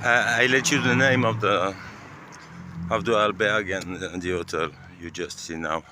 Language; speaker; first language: English; non-native, learner; French